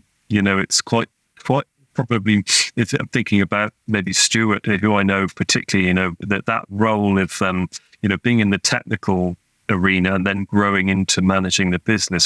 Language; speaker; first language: English; native; English